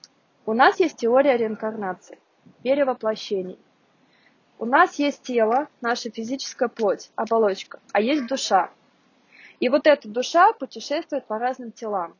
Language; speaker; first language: Russian; native; Russian